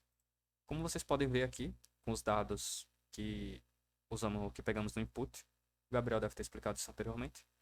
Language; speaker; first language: Portuguese; native; Portuguese